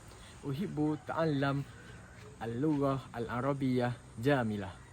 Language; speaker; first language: Arabic; non-native, learner; Malay